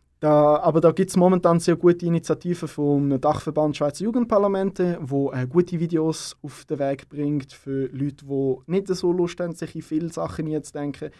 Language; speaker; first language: German; native; German